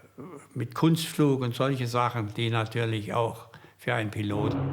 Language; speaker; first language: German; native; German